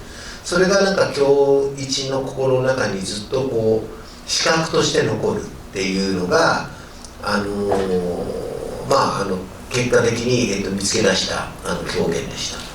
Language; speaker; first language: Japanese; native; Japanese